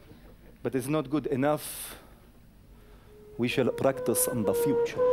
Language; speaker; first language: English; non-native, fluent; Hebrew